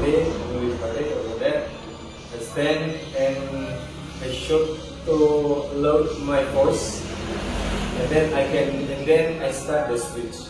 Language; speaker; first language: English; non-native, learner; Indonesian